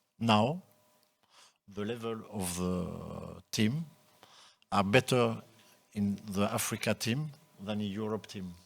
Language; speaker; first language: English; non-native, local second language; French